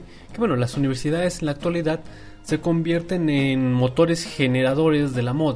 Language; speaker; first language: Spanish; native; Spanish